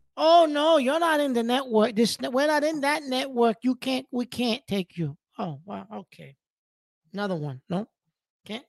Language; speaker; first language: English; early bilingual, other home language; Italian